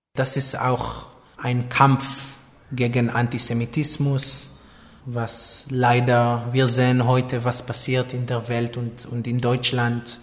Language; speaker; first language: German; non-native, fluent; Hebrew